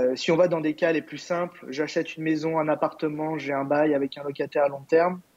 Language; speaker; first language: French; native; French